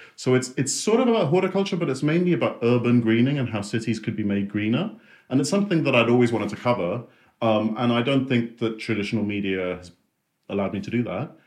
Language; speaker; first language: English; native; English